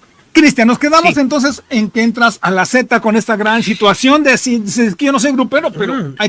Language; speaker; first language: Spanish; native; Spanish